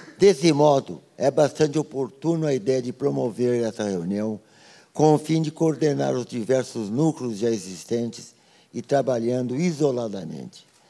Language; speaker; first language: Portuguese; native; Portuguese